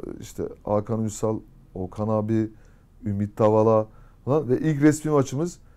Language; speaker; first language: Turkish; early bilingual, heritage; Turkish